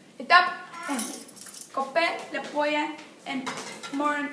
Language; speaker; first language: French; non-native, learner; English